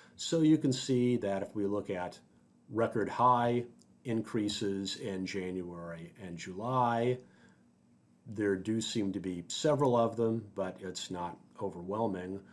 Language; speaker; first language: English; native; English